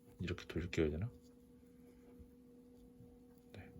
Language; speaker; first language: Korean; native; Korean